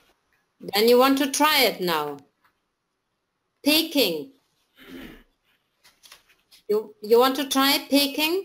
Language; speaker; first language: English; non-native, fluent; German